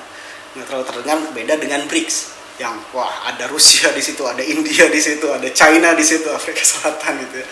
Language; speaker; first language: Indonesian; native; Indonesian